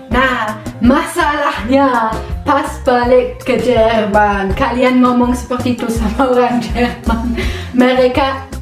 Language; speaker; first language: Indonesian; non-native, fluent; German